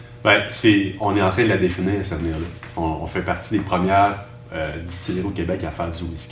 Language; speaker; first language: French; native; French